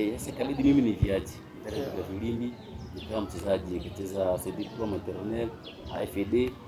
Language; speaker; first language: Swahili; native; Swahili